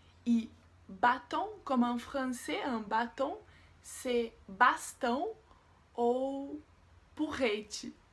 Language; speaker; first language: French; non-native, learner; Portuguese